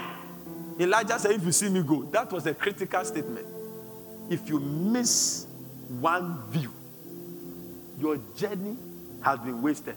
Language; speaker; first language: English; non-native, local second language; Akan